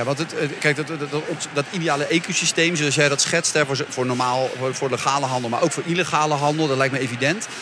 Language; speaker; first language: Dutch; native; Dutch